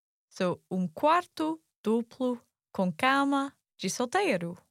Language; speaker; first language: Portuguese; non-native, learner; English